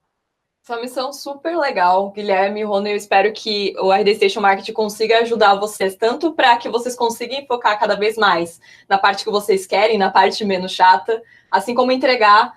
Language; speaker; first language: Portuguese; native; Portuguese